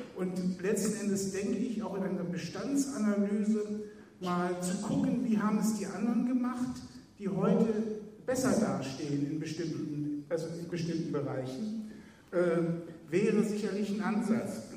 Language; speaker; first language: German; native; German